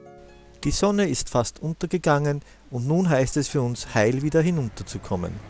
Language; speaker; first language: German; native; German